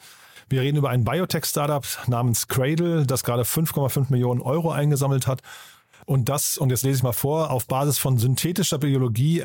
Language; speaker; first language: German; native; German